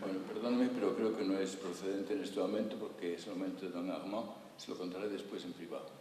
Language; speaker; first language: Spanish; native; Spanish